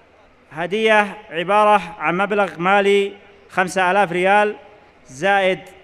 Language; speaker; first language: Arabic; native; Arabic